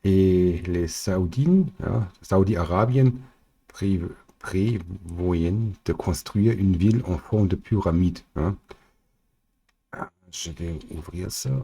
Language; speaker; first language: French; non-native, learner; German